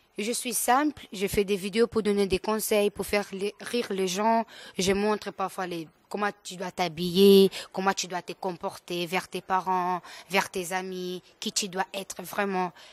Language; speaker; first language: French; non-native, local second language; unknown